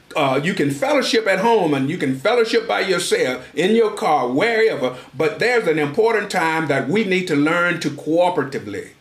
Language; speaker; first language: English; native; English